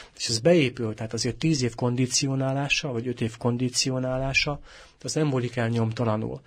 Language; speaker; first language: Hungarian; native; Hungarian